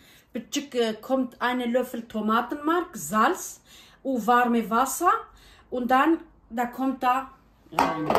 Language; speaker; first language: German; non-native, learner; Kurdish